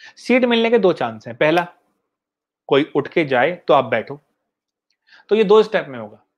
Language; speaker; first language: Hindi; native; Hindi